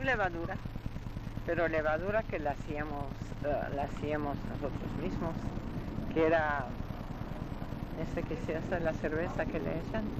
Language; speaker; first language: Spanish; early bilingual, other home language; Russian